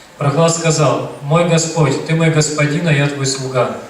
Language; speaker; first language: Russian; native; Russian